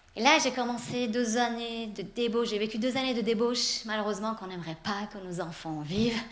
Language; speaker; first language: French; early bilingual, other home language; Persian